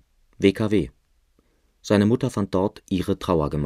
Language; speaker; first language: German; native; German